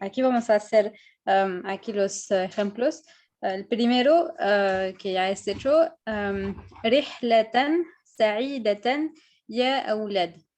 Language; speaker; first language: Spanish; non-native, fluent; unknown